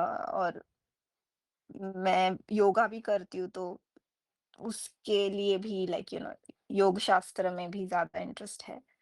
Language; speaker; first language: Hindi; non-native, local second language; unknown